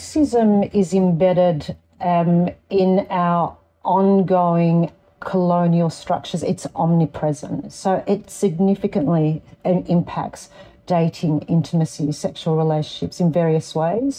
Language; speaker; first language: English; native; English